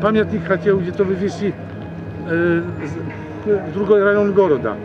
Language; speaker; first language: Russian; non-native, learner; Polish